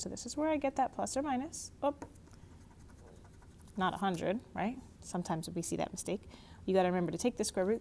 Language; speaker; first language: English; native; English